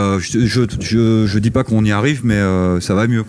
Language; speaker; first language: French; native; French